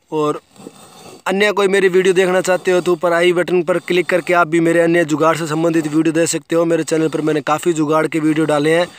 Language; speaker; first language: Hindi; native; Hindi